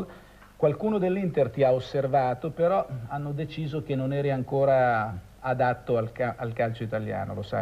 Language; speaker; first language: Italian; native; Italian